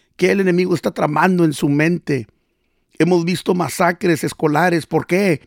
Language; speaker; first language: Spanish; early bilingual, heritage; Spanish